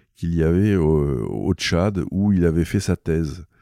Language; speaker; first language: French; native; French